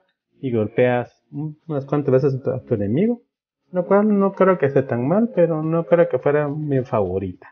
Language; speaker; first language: Spanish; native; Spanish